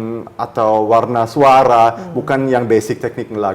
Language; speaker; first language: Indonesian; early bilingual, heritage; German